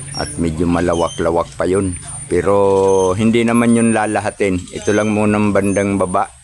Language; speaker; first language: Filipino; native; Filipino